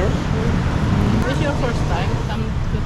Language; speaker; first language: English; non-native, learner; Indonesian